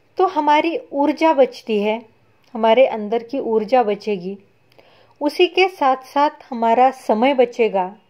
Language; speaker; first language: Hindi; non-native, local second language; Marathi